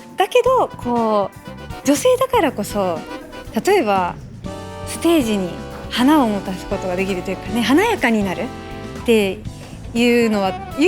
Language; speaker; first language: Japanese; native; Japanese